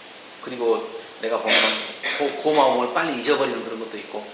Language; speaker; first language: Korean; native; Korean